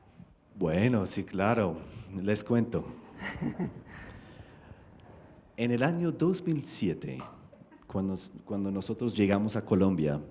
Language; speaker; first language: Spanish; non-native, fluent; English